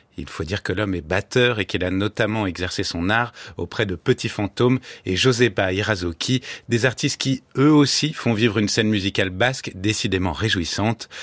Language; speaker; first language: French; native; French